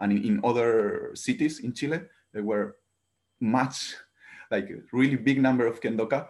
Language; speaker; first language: English; non-native, learner; Spanish